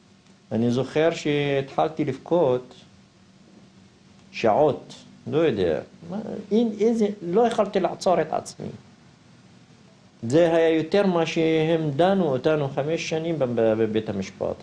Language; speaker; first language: Hebrew; non-native, fluent; Arabic